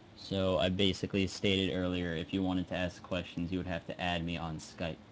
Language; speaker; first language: English; native; English